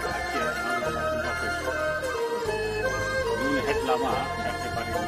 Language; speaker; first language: Kannada; non-native, learner; Tibetan